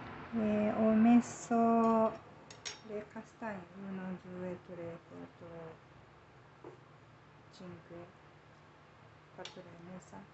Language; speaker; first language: Italian; non-native, learner; Japanese